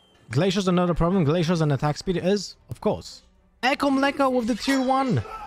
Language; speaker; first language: English; non-native, fluent; Polish